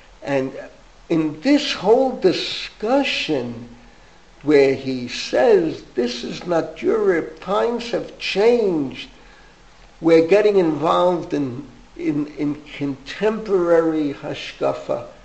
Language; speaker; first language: English; native; English